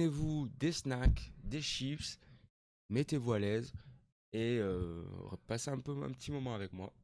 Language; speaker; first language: French; native; French